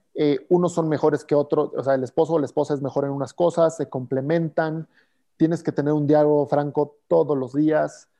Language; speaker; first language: Spanish; native; Spanish